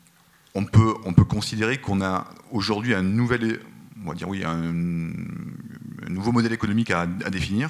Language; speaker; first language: French; native; French